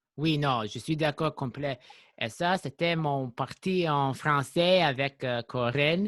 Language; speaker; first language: French; non-native, local second language; English